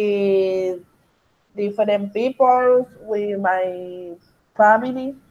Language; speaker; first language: English; non-native, learner; Spanish